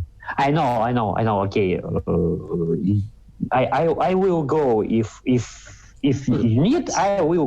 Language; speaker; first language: English; non-native, learner; Russian